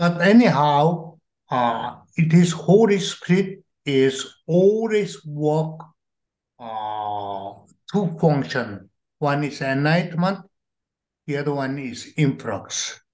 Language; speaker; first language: English; non-native, learner; Korean